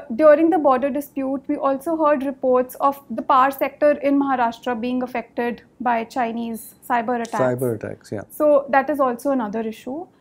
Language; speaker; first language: English; non-native, local second language; Hindi